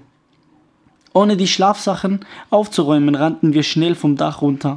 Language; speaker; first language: German; early bilingual, other home language; Kurdish